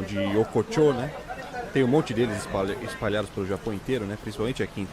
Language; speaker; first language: Portuguese; native; Portuguese